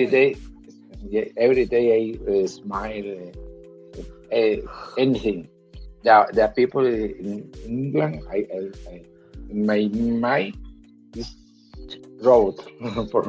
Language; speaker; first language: English; non-native, learner; Spanish